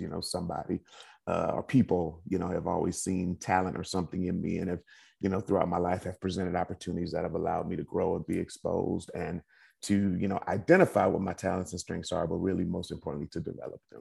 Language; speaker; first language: English; native; English